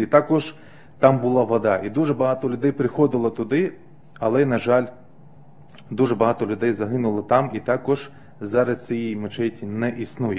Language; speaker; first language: Ukrainian; non-native, fluent; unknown